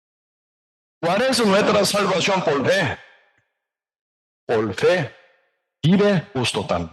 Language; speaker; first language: Spanish; non-native, learner; Korean